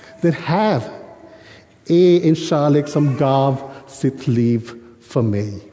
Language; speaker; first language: Swedish; non-native, fluent; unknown